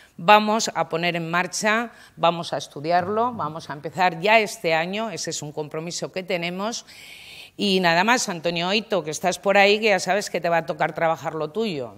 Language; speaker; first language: Spanish; native; Spanish